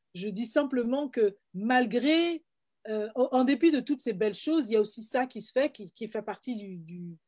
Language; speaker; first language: French; native; French